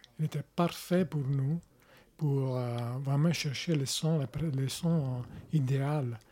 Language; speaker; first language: French; non-native, learner; Italian